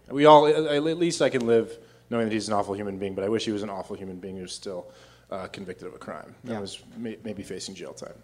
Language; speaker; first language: English; native; English